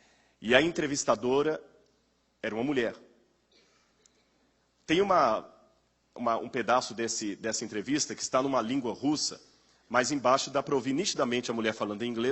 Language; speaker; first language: Portuguese; native; Portuguese